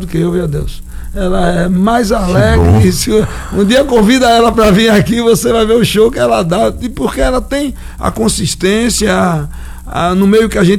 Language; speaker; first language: Portuguese; native; Portuguese